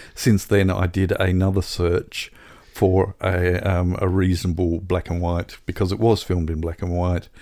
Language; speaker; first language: English; native; English